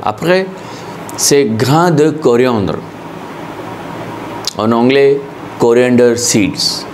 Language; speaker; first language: French; non-native, fluent; Hindi